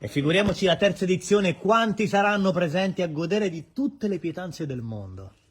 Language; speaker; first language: Italian; native; Italian